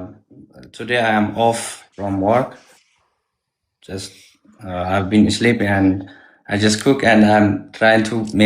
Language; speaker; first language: English; non-native, learner; Amharic